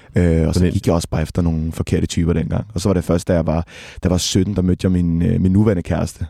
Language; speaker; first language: Danish; native; Danish